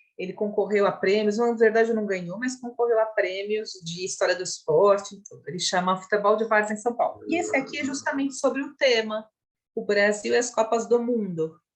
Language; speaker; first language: Portuguese; native; Portuguese